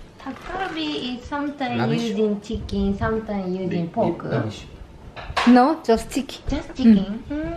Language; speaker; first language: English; non-native, learner; Korean